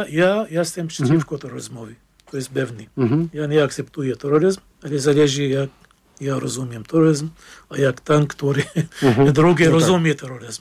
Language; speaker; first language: Polish; non-native, fluent; Arabic